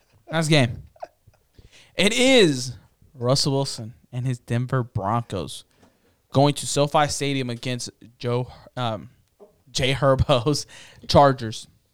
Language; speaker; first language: English; early bilingual, other home language; Spanish